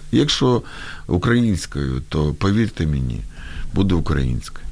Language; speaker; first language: Ukrainian; non-native, local second language; Russian